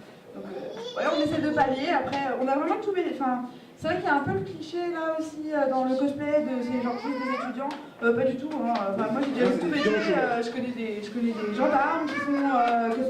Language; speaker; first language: French; native; French